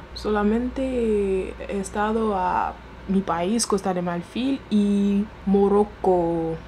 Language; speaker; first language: Spanish; non-native, fluent; French